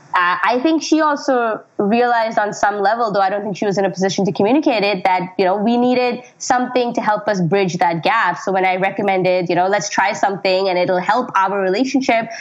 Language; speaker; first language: English; non-native, local second language; Urdu